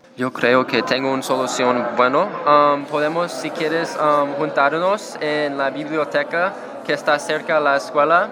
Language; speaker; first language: Spanish; non-native, learner; English